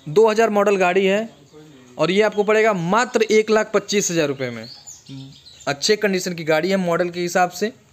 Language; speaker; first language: Hindi; native; Hindi